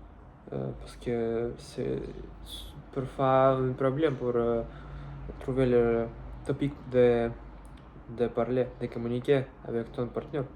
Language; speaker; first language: French; non-native, learner; Russian